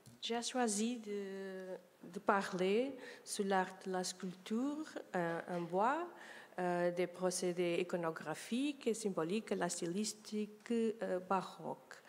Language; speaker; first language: French; non-native, learner; Portuguese